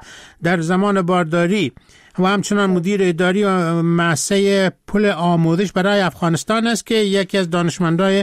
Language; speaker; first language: Persian; native; Persian